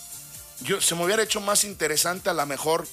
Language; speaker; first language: Spanish; native; Spanish